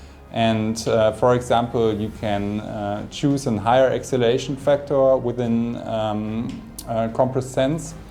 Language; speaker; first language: English; non-native, fluent; German